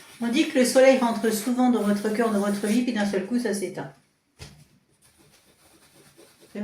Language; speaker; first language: French; native; French